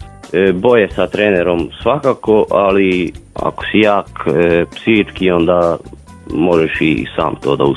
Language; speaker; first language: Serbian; non-native, local second language; Hungarian